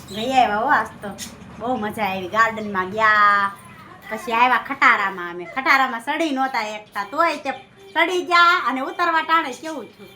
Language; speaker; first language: Gujarati; native; Gujarati